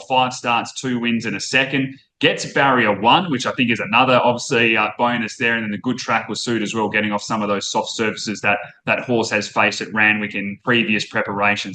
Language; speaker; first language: English; native; English